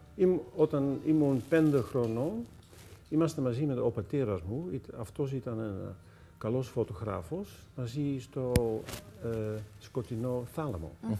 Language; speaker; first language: Greek; non-native, learner; Dutch